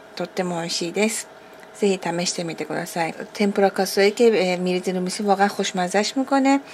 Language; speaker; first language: Japanese; non-native, fluent; Persian